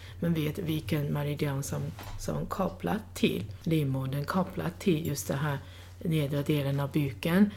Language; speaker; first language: Swedish; non-native, fluent; Chinese